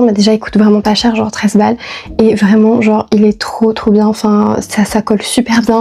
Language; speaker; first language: French; native; French